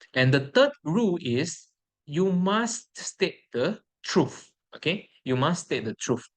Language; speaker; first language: English; non-native, local second language; Chinese